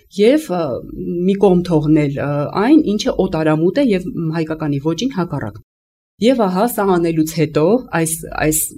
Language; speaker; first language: Armenian; native; Armenian